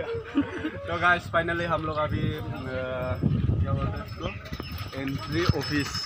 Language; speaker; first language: Hindi; non-native, local second language; Assamese